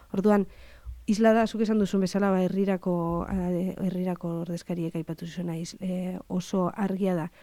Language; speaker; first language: Basque; native; Basque